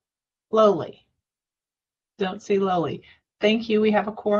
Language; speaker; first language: English; native; English